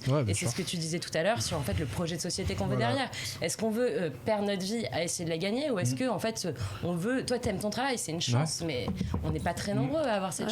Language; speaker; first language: French; native; French